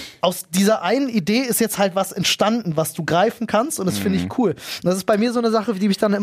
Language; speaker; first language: German; native; German